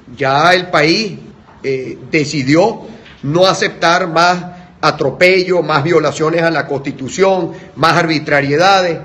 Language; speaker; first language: Spanish; native; Spanish